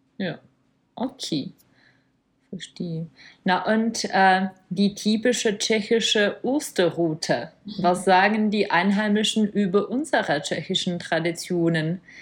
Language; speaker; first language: German; non-native, fluent; Czech